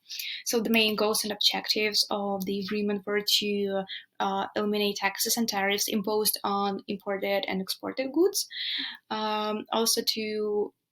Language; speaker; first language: English; non-native, fluent; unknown